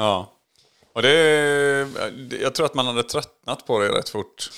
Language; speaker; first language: Swedish; native; Swedish